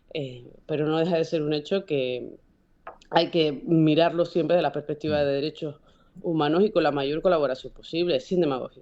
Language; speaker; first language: Spanish; native; Spanish